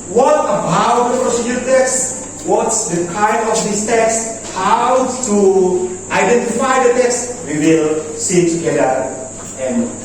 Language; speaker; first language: English; non-native, learner; Indonesian